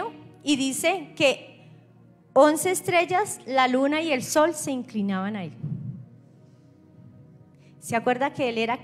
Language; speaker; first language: Spanish; native; Spanish